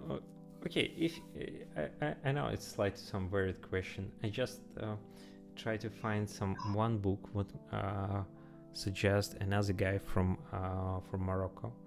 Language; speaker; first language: English; non-native, learner; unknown